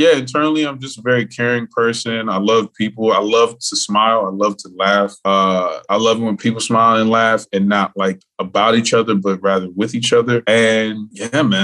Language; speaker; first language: English; native; English